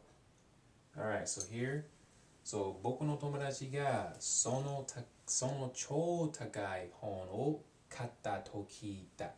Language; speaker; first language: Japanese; non-native, learner; English